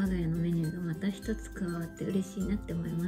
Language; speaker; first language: Japanese; native; Japanese